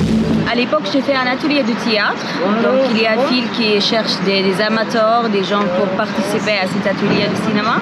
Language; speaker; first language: French; non-native, learner; Arabic